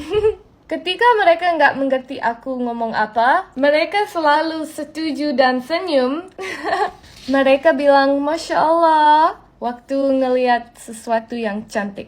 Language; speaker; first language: Indonesian; non-native, fluent; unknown